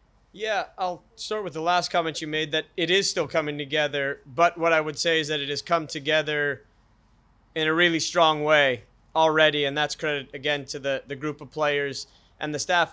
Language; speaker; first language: English; native; English